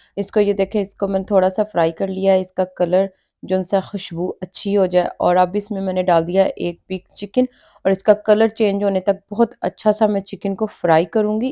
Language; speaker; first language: Urdu; native; Urdu